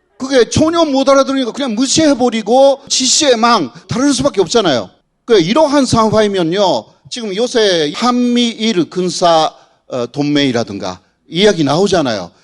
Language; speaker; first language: Korean; non-native, fluent; Japanese